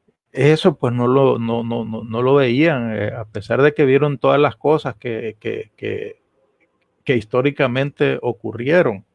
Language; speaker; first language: Spanish; native; Spanish